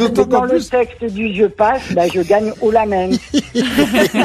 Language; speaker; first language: French; native; French